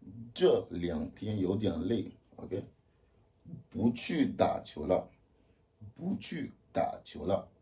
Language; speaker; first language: Chinese; non-native, learner; French